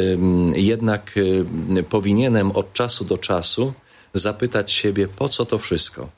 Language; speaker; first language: Polish; native; Polish